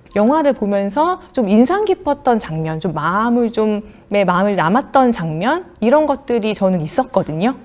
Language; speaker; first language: Korean; native; Korean